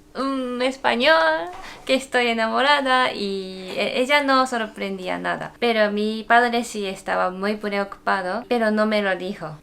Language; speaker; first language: Spanish; non-native, fluent; Japanese